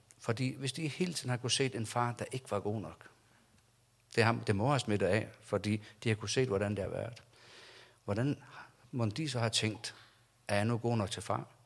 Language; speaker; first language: Danish; non-native, local second language; Faroese